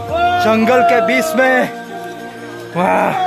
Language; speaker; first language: Hindi; non-native, local second language; Assamese